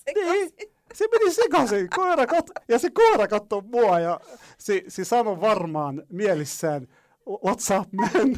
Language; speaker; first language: Finnish; non-native, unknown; Arabic